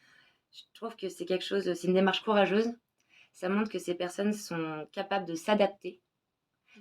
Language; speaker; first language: French; native; French